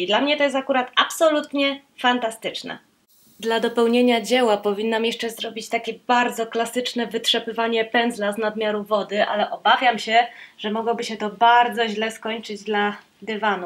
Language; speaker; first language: Polish; native; Polish